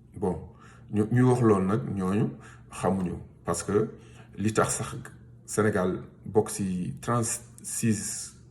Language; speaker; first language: Wolof; non-native, local second language; Fula